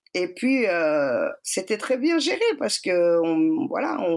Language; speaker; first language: French; native; French